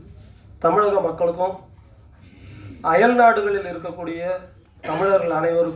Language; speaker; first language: Tamil; native; Tamil